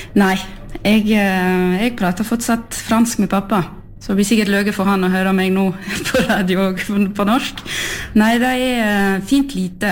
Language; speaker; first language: Norwegian; early bilingual, heritage; French